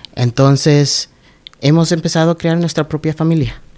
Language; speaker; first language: Spanish; native; Spanish